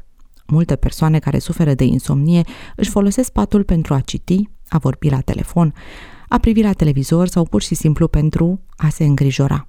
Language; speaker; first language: Romanian; native; Romanian